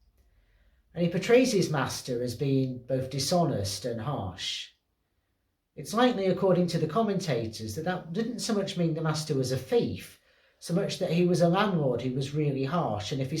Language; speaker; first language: English; native; English